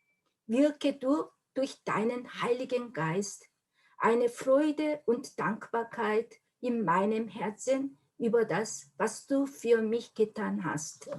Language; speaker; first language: German; non-native, learner; Korean